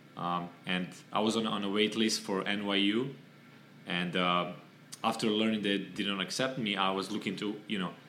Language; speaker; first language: English; non-native, fluent; Serbian